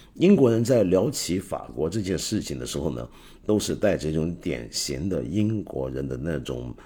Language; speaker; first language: Chinese; non-native, fluent; Cantonese